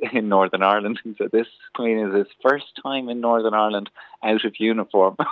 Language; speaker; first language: English; native; English